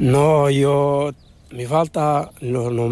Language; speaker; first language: Spanish; non-native, learner; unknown